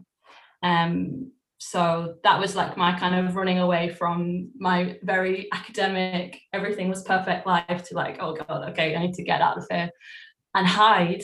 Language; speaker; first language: English; native; English